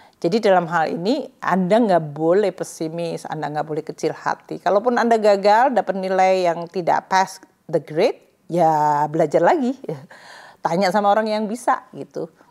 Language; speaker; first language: Indonesian; native; Indonesian